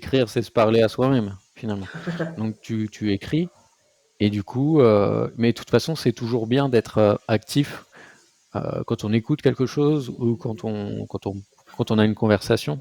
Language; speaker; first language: French; native; French